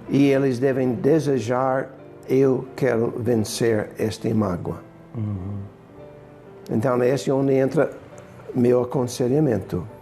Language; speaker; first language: Portuguese; non-native, fluent; English